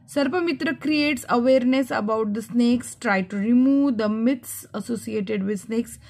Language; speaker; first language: English; non-native, local second language; Marathi